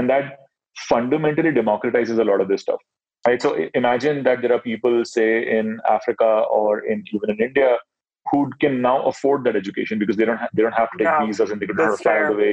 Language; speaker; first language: English; non-native, local second language; Hindi